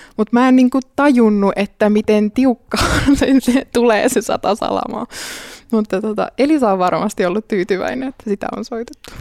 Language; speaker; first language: Finnish; native; Finnish